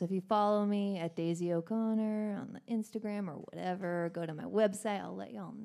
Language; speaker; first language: English; native; English